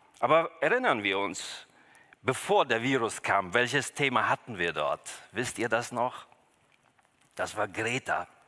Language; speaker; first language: German; early bilingual, other home language; Russian